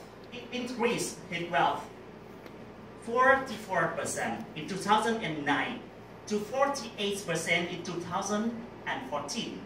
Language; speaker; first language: English; non-native, learner; Vietnamese